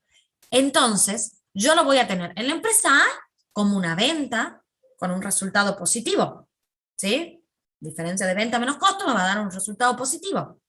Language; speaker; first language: Spanish; native; Spanish